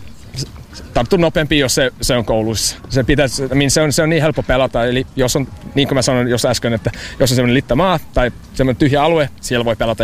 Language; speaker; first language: Finnish; non-native, fluent; English